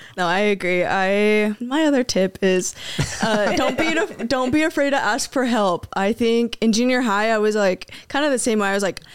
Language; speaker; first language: English; early bilingual, other home language; Spanish